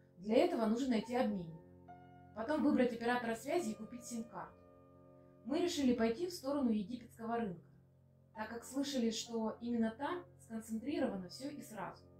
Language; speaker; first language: Russian; native; Russian